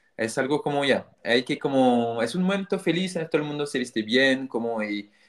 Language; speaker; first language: Spanish; non-native, fluent; French